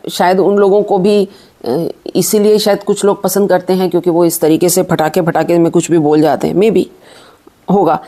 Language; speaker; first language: Hindi; native; Hindi